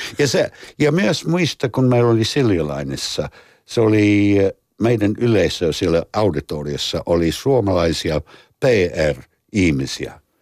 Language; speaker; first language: Finnish; non-native, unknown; English